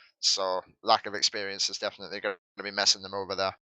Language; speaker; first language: English; native; English